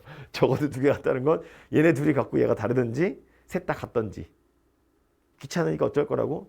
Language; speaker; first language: Korean; native; Korean